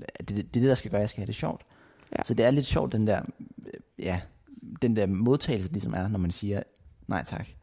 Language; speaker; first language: Danish; native; Danish